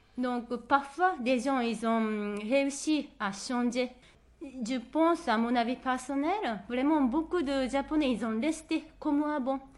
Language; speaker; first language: French; non-native, fluent; Japanese